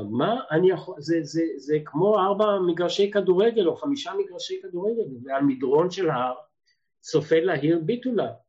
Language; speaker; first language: Hebrew; early bilingual, other home language; Serbian